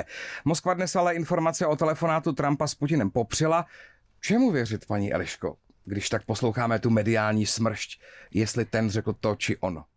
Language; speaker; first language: Czech; native; Czech